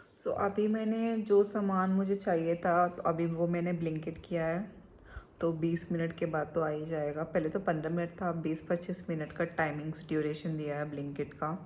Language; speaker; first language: Hindi; non-native, local second language; Kannada